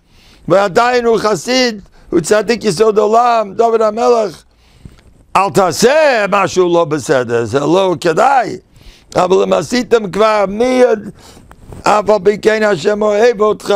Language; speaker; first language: Hebrew; non-native, fluent; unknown